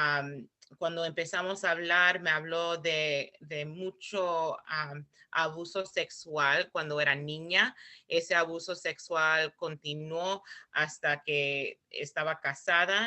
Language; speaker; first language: Spanish; early bilingual, heritage; Spanish